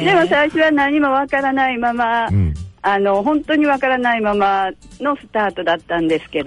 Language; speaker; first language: Japanese; native; Japanese